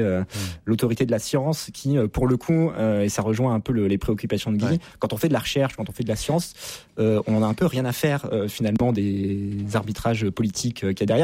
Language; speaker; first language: French; native; French